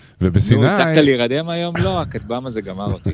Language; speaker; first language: Hebrew; native; Hebrew